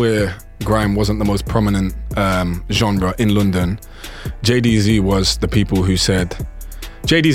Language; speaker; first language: English; native; English